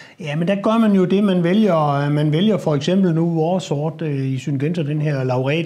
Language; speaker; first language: Danish; native; Danish